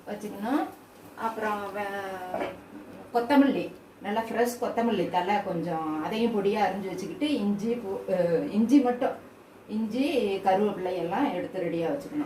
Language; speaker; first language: Tamil; native; Tamil